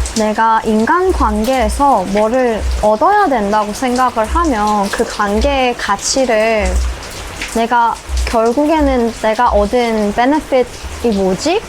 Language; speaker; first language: Korean; non-native, fluent; Persian